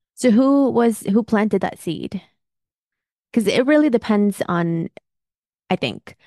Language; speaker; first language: English; early bilingual, other home language; Spanish